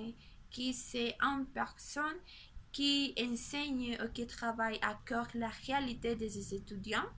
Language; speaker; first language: French; non-native, learner; Spanish